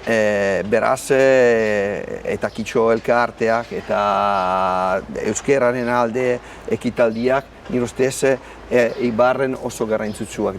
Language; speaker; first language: Basque; non-native, learner; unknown